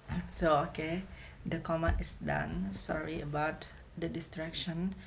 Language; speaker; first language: English; non-native, learner; Indonesian